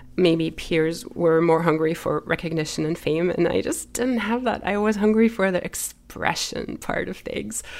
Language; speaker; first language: English; early bilingual, other home language; German